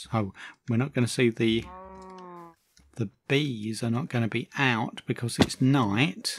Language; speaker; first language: English; native; English